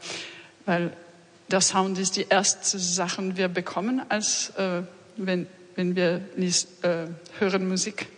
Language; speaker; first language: German; non-native, learner; French